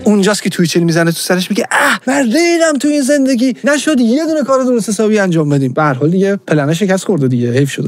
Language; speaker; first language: Persian; native; Persian